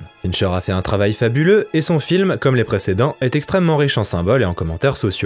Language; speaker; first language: French; native; French